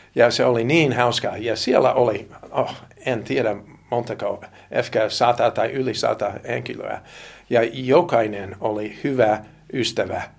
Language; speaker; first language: Finnish; non-native, fluent; English